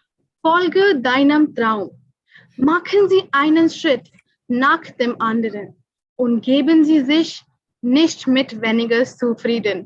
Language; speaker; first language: German; non-native, learner; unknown